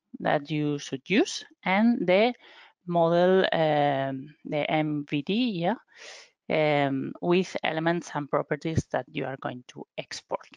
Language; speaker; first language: English; non-native, fluent; Spanish